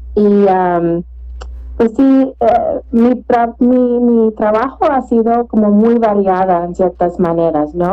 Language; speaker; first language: Spanish; early bilingual, heritage; Spanish